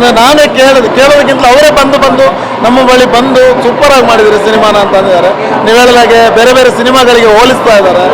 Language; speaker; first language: Kannada; non-native, local second language; Tulu